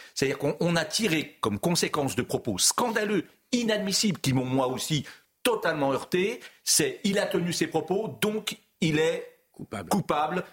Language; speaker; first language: French; native; French